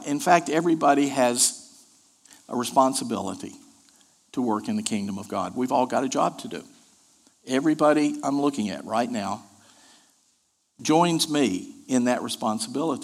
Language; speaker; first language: English; native; English